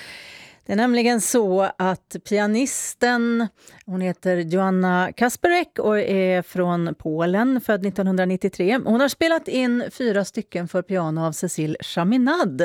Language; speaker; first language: Swedish; native; Swedish